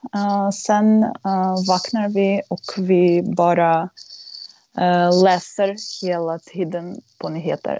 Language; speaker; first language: Swedish; non-native, fluent; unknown